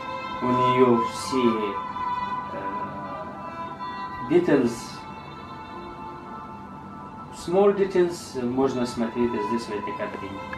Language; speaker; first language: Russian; non-native, learner; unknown